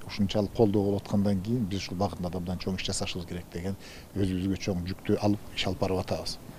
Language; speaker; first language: Kyrgyz; native; Kyrgyz